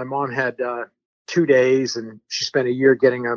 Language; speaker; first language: English; early bilingual, other home language; French